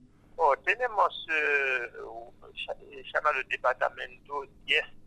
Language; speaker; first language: Spanish; non-native, fluent; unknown